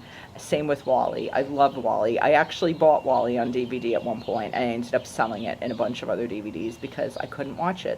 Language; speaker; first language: English; native; English